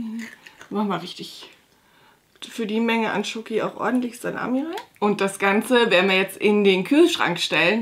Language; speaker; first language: German; native; German